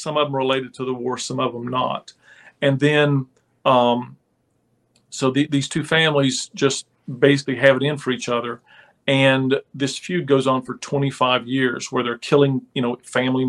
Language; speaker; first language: English; native; English